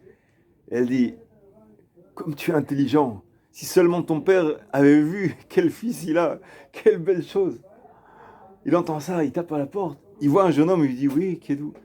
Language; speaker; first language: French; native; French